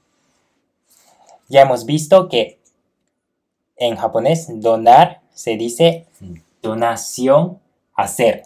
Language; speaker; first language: Spanish; non-native, fluent; Japanese